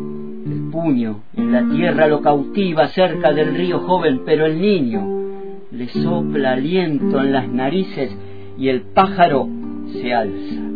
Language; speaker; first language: Spanish; native; Spanish